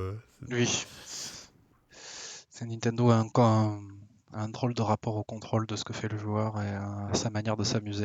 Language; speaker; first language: French; native; French